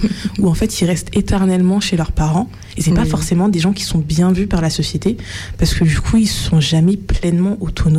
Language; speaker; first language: French; native; French